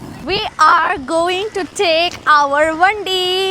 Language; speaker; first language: English; non-native, local second language; Malayalam